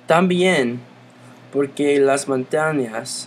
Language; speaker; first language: Spanish; non-native, learner; English